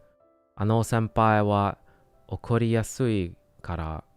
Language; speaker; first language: Japanese; non-native, learner; English